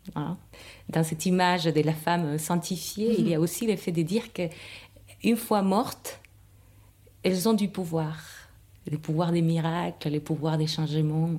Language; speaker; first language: French; non-native, fluent; Spanish